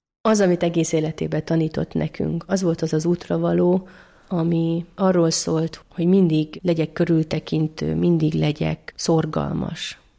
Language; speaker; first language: Hungarian; native; Hungarian